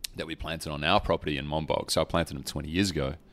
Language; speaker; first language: English; early bilingual, other home language; Dutch